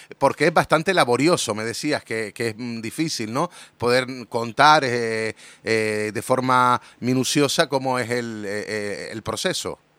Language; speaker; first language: Spanish; native; Spanish